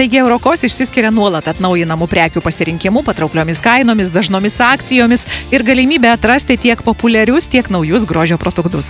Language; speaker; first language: Lithuanian; native; Lithuanian